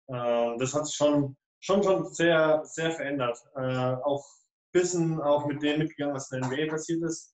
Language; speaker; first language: German; native; German